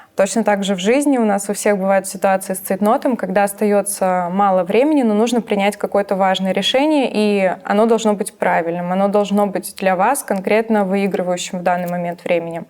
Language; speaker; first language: Russian; native; Russian